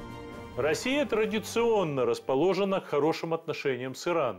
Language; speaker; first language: Russian; native; Russian